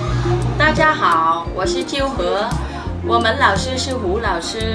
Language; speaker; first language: Chinese; non-native, learner; Vietnamese